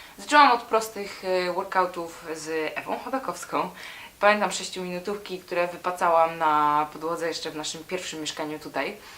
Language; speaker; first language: Polish; native; Polish